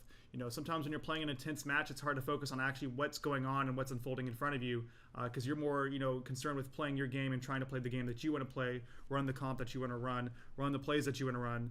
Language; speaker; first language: English; native; English